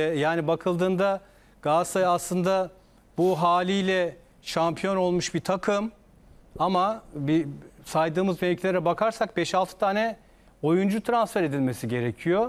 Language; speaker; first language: Turkish; native; Turkish